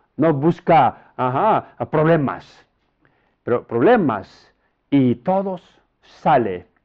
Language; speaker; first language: Spanish; non-native, learner; Tibetan